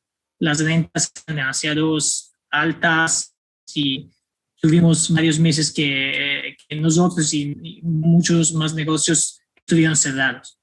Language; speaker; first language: Spanish; non-native, fluent; Italian